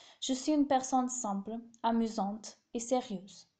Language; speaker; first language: French; non-native, learner; Portuguese